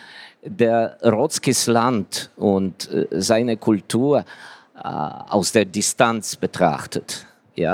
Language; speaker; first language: German; non-native, fluent; Ukrainian